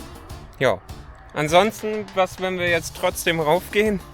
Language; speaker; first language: German; native; German